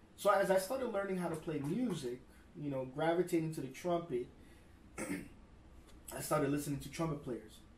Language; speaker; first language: English; early bilingual, other home language; Spanish